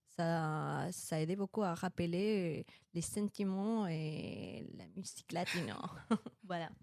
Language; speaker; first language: French; non-native, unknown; Spanish